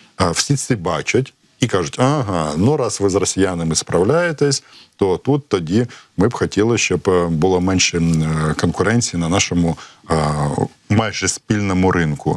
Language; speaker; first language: Ukrainian; non-native, local second language; Russian